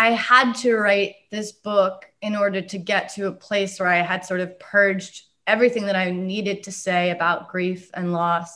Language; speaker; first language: English; native; English